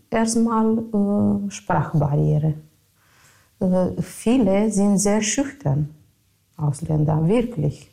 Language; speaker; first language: German; non-native, fluent; Romanian